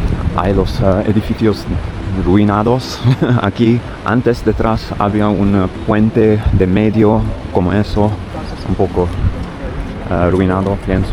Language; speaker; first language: Spanish; non-native, learner; English